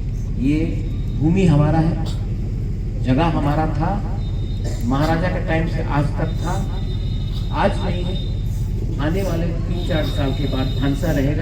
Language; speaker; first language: Hindi; non-native, local second language; Kok Borok